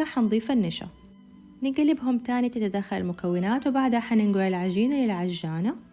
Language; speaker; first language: Arabic; native; Arabic